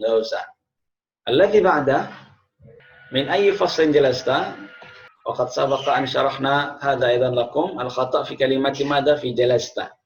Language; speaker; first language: Arabic; non-native, fluent; Indonesian